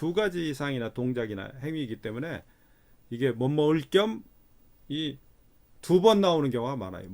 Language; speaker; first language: Korean; native; Korean